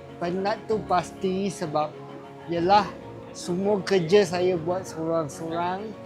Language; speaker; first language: Malay; non-native, local second language; Chinese